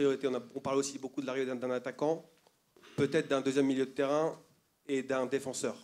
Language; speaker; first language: French; native; French